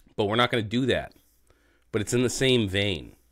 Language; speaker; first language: English; native; English